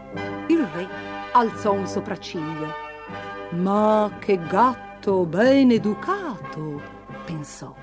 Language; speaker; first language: Italian; native; Italian